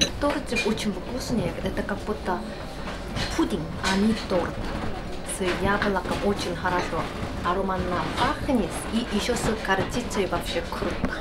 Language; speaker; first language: Russian; non-native, fluent; Korean